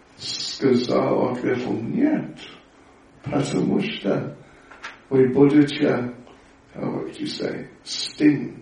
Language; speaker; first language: Russian; non-native, learner; English